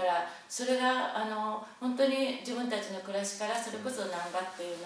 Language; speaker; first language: Japanese; native; Japanese